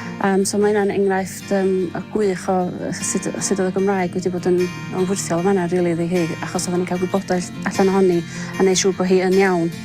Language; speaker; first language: Welsh; native; Welsh